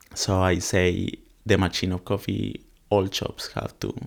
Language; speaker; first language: English; non-native, learner; Spanish